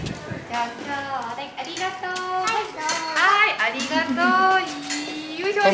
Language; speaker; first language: Japanese; native; Japanese